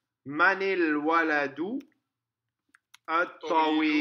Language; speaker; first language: Arabic; non-native, fluent; English